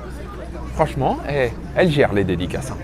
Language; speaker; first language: French; native; French